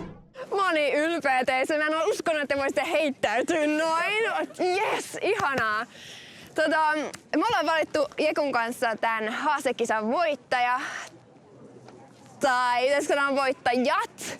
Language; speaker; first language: Finnish; native; Finnish